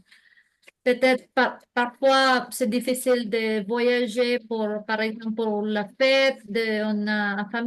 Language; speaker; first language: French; non-native, learner; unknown